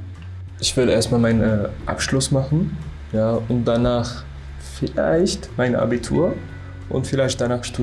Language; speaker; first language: German; non-native, fluent; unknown